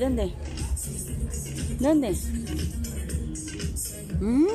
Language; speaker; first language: Spanish; non-native, learner; Filipino